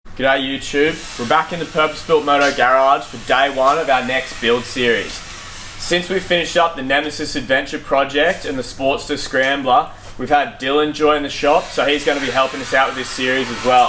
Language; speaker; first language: English; native; English